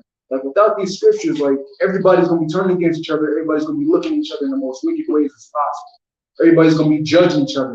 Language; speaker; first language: English; native; English